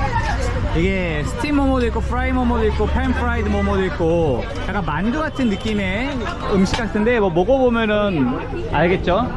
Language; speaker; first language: Korean; native; Korean